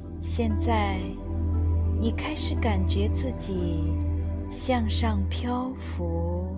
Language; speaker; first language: Chinese; native; Chinese